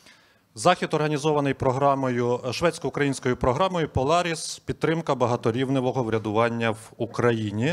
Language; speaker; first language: Ukrainian; native; Ukrainian